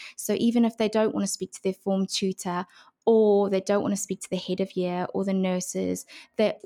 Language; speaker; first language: English; native; English